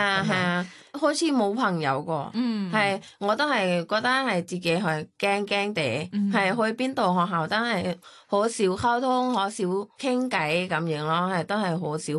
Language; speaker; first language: Cantonese; non-native, fluent; Thai